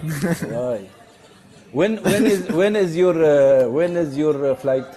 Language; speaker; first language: English; non-native, learner; Arabic